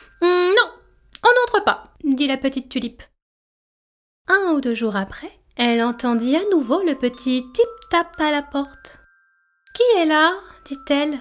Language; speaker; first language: French; native; French